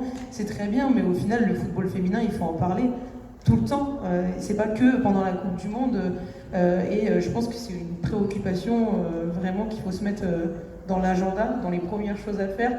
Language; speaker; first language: French; native; French